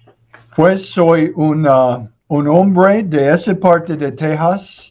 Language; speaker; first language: Spanish; non-native, learner; English